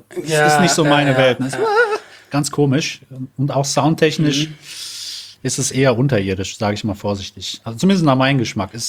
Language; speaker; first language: German; native; German